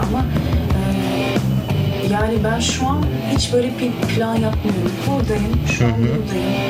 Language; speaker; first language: Turkish; early bilingual, heritage; Turkish